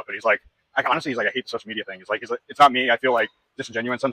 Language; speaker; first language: English; native; English